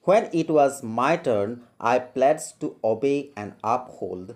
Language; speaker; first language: English; non-native, local second language; Assamese